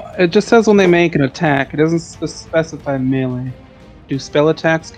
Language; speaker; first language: English; native; English